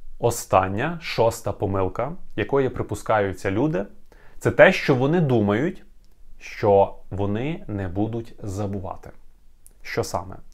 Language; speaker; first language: Ukrainian; native; Ukrainian